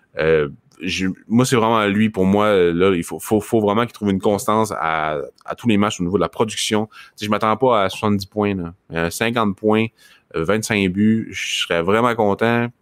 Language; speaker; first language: French; native; French